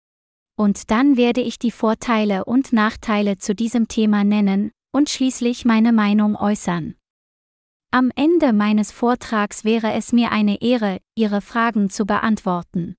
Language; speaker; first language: German; non-native, learner; Vietnamese